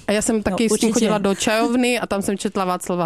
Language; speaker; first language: Czech; native; Czech